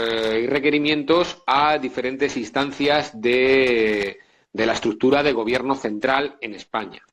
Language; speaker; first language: Spanish; native; Spanish